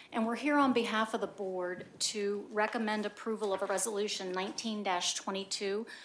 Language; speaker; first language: English; native; English